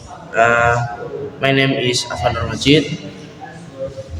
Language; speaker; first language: English; non-native, learner; Indonesian